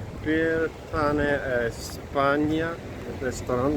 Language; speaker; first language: Turkish; non-native, learner; English